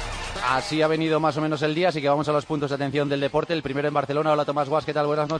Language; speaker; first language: Spanish; native; Spanish